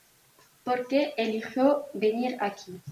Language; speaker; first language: Spanish; non-native, learner; French